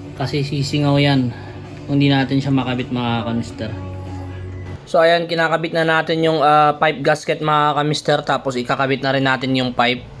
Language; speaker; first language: Filipino; non-native, local second language; Cebuano